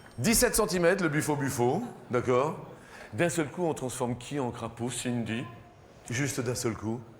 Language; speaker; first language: French; native; French